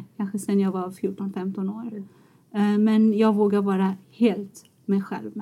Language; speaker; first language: Swedish; non-native, fluent; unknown